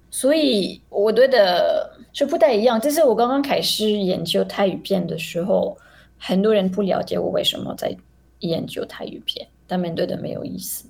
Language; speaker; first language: Chinese; non-native, fluent; French